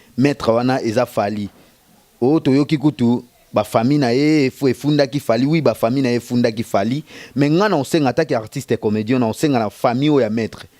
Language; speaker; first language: Lingala; native; Lingala